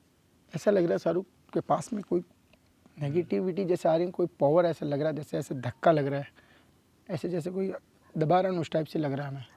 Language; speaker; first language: Hindi; native; Hindi